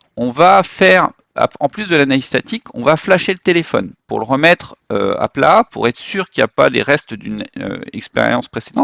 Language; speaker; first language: French; native; French